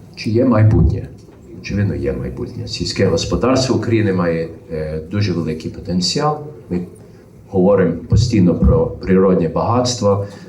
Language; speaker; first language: Ukrainian; early bilingual, heritage; Ukrainian